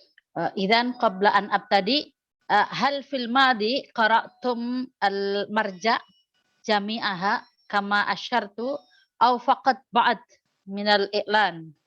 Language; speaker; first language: Arabic; non-native, fluent; Indonesian